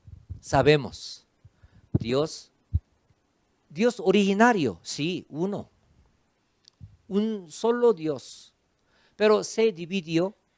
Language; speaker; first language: Spanish; non-native, fluent; Korean